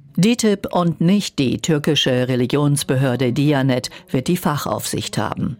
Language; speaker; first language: German; native; German